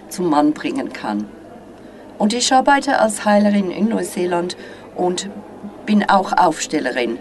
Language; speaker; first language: German; non-native, fluent; English